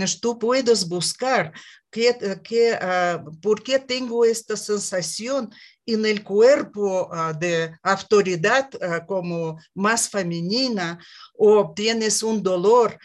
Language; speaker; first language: Spanish; non-native, learner; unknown